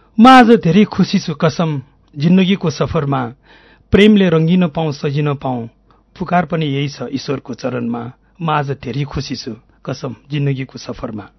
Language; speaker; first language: Nepali; non-native, local second language; Newari